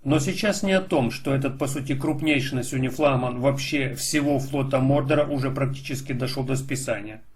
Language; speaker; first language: Russian; non-native, local second language; Ukrainian